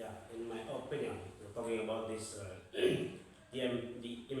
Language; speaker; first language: English; non-native, fluent; Indonesian